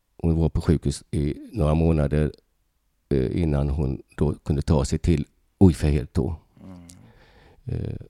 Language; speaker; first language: Swedish; early bilingual, other home language; Hungarian